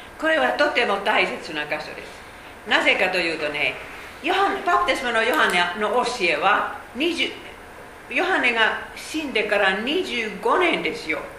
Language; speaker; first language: Japanese; non-native, fluent; Finnish